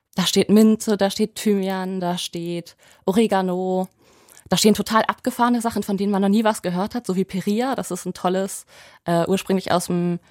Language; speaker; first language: German; native; German